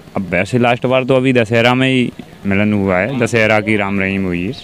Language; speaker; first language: Hindi; native; Hindi